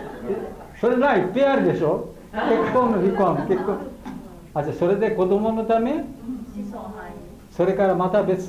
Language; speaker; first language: Japanese; non-native, learner; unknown